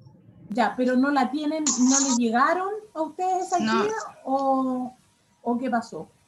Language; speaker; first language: Spanish; native; Spanish